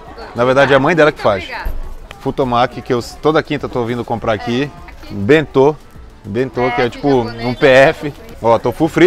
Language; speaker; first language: Portuguese; native; Portuguese